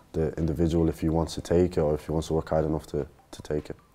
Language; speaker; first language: English; native; English